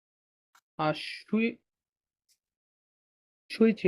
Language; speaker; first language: Chinese; non-native, learner; Bangla